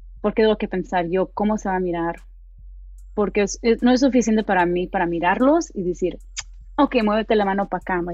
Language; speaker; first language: Spanish; early bilingual, heritage; Spanish